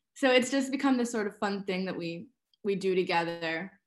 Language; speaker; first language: English; native; English